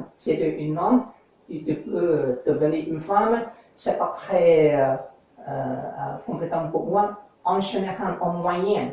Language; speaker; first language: French; non-native, learner; English